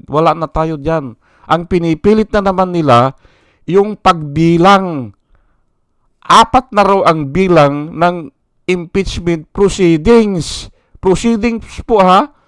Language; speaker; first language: Filipino; non-native, local second language; Iloko